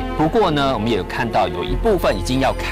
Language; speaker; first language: Chinese; native; Chinese